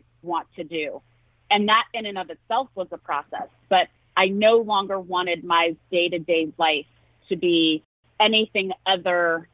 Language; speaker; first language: English; native; English